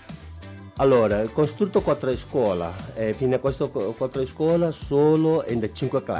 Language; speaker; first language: Italian; non-native, learner; Nepali